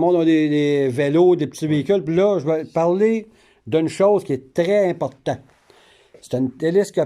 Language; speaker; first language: French; native; French